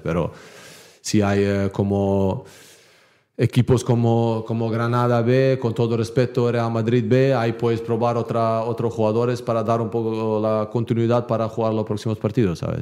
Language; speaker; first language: Spanish; non-native, learner; Bosnian